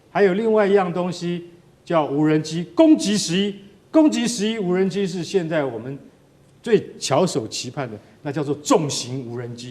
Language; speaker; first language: Chinese; native; Chinese